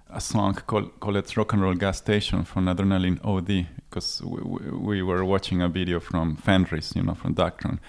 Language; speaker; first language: English; non-native, fluent; Spanish